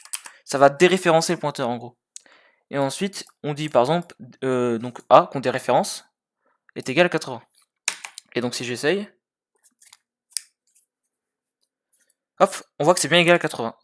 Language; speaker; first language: French; native; French